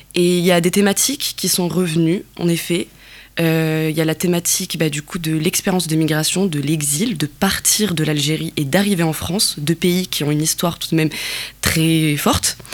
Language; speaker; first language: French; non-native, local second language; Kabyle